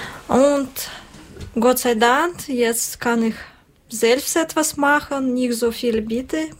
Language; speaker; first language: German; non-native, learner; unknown